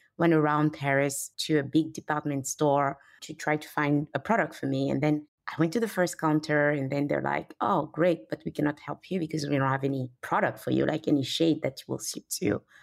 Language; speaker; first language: English; non-native, fluent; French